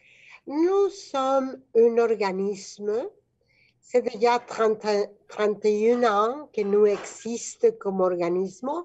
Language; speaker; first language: French; non-native, fluent; Spanish